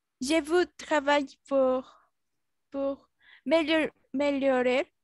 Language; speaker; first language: French; non-native, learner; Spanish